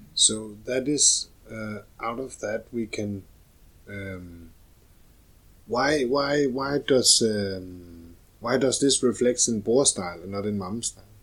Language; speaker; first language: English; non-native, fluent; Danish